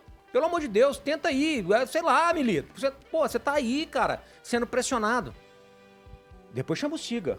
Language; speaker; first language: Portuguese; native; Portuguese